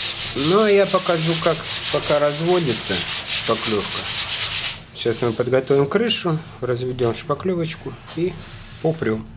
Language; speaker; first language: Russian; native; Russian